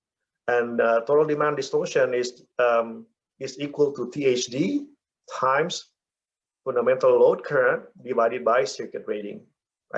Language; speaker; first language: English; non-native, fluent; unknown